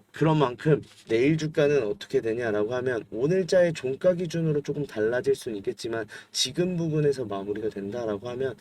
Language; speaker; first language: Korean; native; Korean